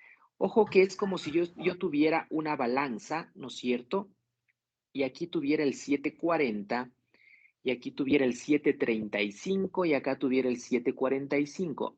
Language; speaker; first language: Spanish; native; Spanish